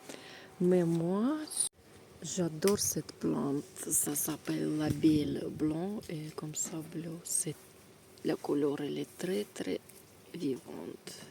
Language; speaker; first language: French; non-native, learner; Russian